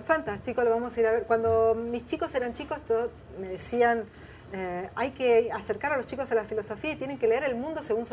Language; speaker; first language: Spanish; native; Spanish